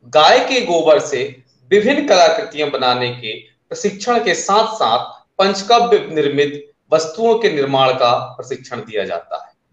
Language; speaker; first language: Hindi; non-native, local second language; Marathi